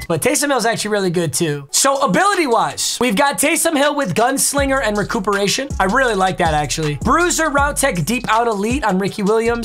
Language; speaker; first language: English; native; English